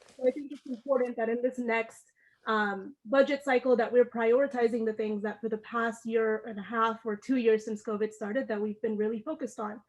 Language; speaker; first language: English; early bilingual, other home language; Amharic